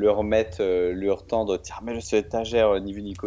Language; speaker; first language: French; native; French